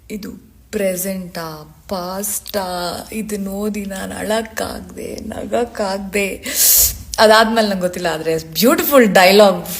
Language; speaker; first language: Kannada; native; Kannada